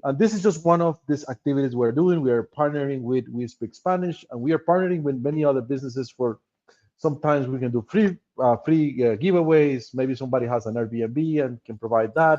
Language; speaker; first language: English; non-native, fluent; Spanish